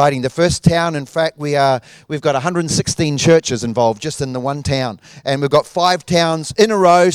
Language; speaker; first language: English; native; English